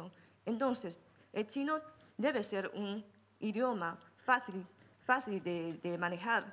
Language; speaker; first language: Spanish; non-native, fluent; Chinese